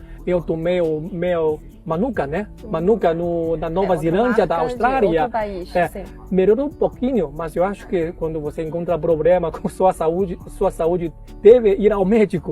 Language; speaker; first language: Portuguese; non-native, fluent; Chinese